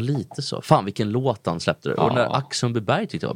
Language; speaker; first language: Swedish; native; Swedish